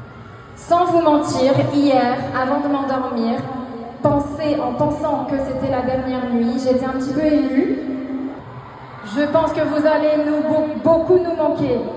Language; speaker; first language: French; native; French